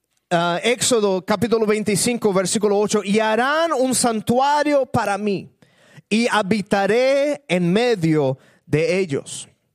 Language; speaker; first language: Spanish; early bilingual, other home language; English